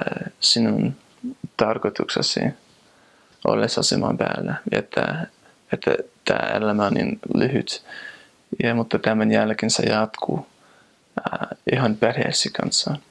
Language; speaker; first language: Finnish; non-native, fluent; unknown